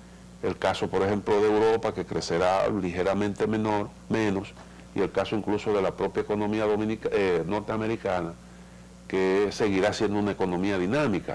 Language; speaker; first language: Spanish; native; Spanish